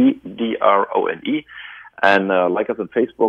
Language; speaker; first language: English; non-native, fluent; German